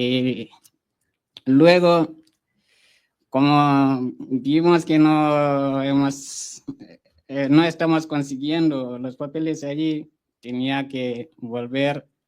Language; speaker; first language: Spanish; non-native, fluent; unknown